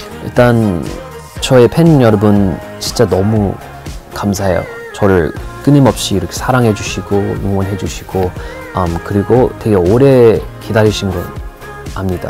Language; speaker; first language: Korean; non-native, fluent; English